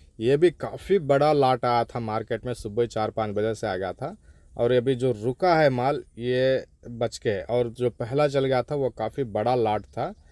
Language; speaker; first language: Hindi; non-native, local second language; Urdu